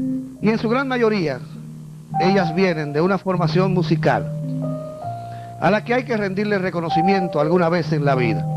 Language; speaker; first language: Spanish; native; Spanish